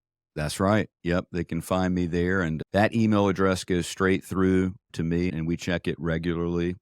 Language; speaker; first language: English; native; English